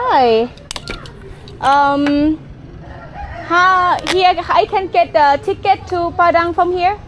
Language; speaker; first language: English; non-native, learner; Thai